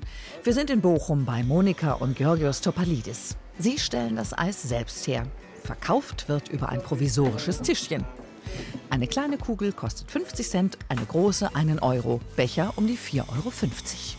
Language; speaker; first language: German; native; German